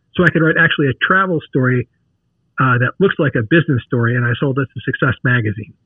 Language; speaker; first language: English; native; English